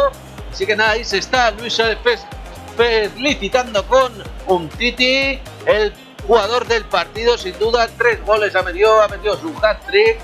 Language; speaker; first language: Spanish; native; Spanish